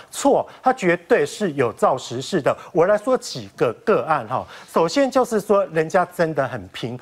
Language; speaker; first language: Chinese; native; Chinese